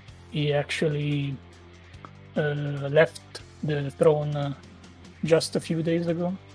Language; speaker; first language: English; non-native, fluent; Italian